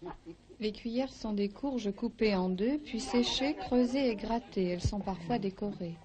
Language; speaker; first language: French; native; French